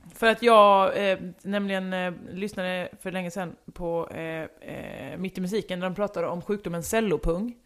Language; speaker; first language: Swedish; native; Swedish